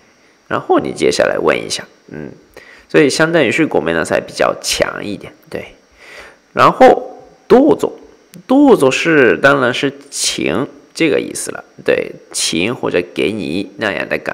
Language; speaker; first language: Chinese; non-native, fluent; Japanese